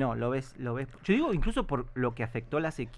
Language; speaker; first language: Spanish; native; Spanish